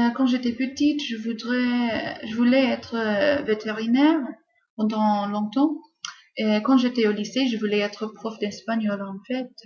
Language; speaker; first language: French; non-native, fluent; English